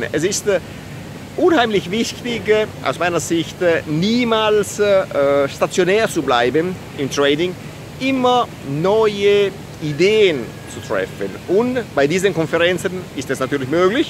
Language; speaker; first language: German; non-native, fluent; Italian